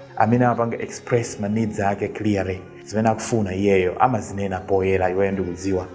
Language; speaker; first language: Nyanja; native; Nyanja